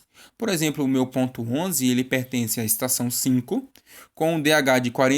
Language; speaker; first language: Portuguese; native; Portuguese